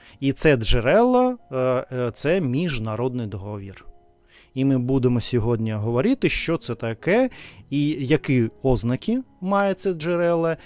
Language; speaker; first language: Ukrainian; non-native, learner; Russian